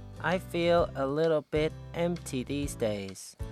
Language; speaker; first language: English; native; English